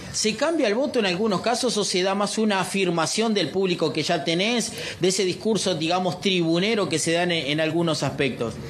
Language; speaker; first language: Spanish; native; Spanish